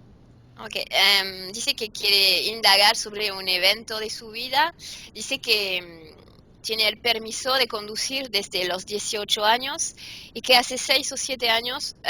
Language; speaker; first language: Spanish; non-native, fluent; French